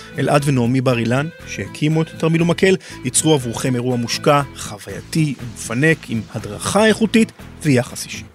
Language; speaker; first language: Hebrew; native; Hebrew